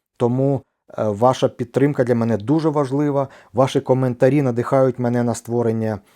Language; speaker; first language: Ukrainian; non-native, local second language; Russian